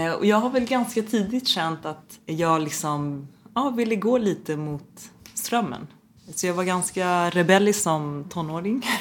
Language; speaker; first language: Swedish; early bilingual, other home language; Persian